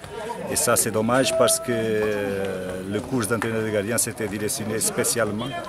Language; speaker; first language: French; non-native, fluent; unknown